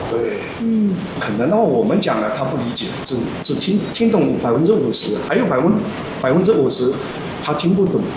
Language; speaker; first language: Chinese; native; Chinese